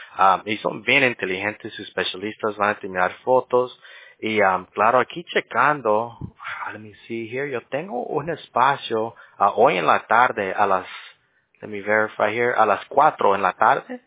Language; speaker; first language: Spanish; early bilingual, heritage; English